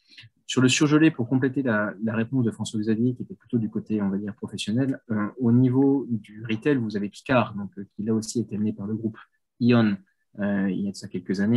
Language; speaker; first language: French; native; French